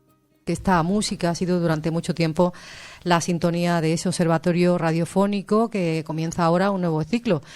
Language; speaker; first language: Spanish; native; Spanish